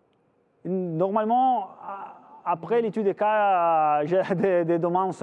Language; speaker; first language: French; non-native, fluent; Italian